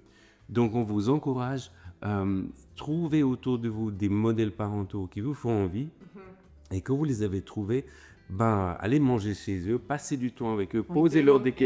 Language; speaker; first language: French; native; French